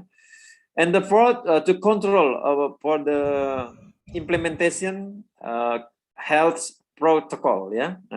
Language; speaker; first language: English; non-native, learner; Indonesian